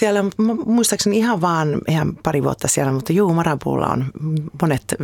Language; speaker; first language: Finnish; early bilingual, heritage; Finnish